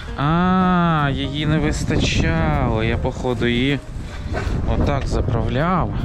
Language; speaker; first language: Ukrainian; non-native, local second language; Russian